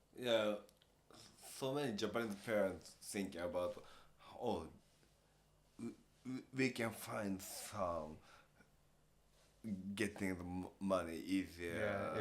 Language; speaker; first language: English; non-native, learner; Japanese